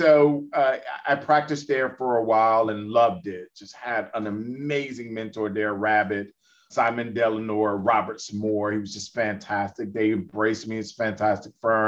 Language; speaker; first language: English; native; English